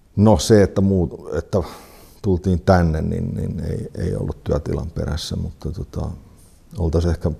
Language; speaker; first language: Finnish; native; Finnish